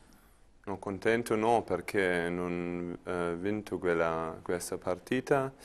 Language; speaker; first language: Italian; non-native, learner; German